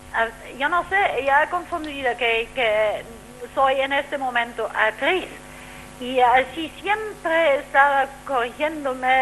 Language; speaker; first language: Spanish; non-native, fluent; German